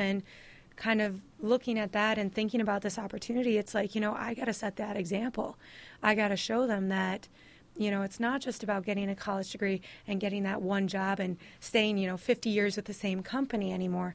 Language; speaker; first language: English; native; English